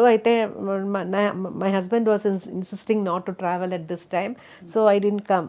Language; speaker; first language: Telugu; non-native, local second language; Malayalam